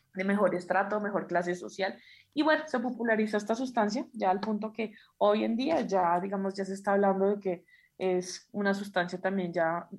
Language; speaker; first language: Spanish; native; Spanish